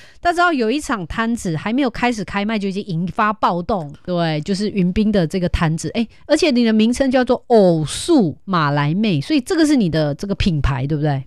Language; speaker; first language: Chinese; native; Chinese